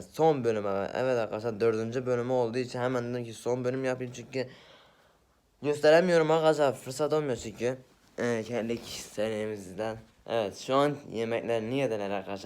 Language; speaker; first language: Turkish; native; Turkish